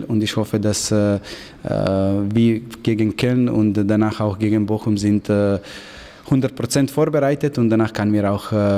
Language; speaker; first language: German; non-native, learner; Slovenian